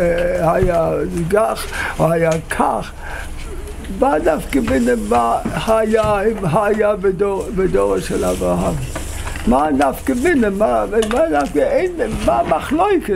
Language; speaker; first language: Hebrew; non-native, fluent; English